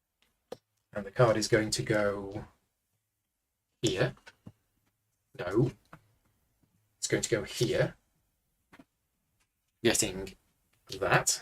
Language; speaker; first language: English; native; English